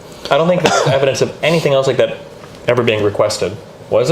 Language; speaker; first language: English; native; English